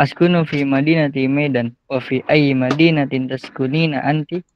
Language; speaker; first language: Arabic; non-native, learner; Malay